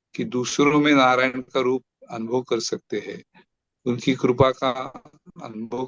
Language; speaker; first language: Hindi; non-native, local second language; Marathi